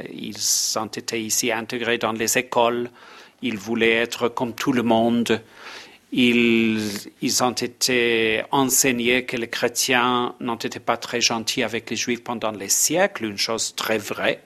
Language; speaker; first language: French; non-native, fluent; English